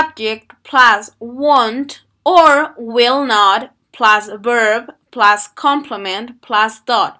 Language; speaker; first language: English; non-native, fluent; Spanish